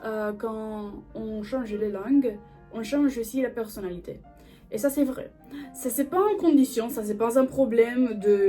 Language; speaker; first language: French; non-native, learner; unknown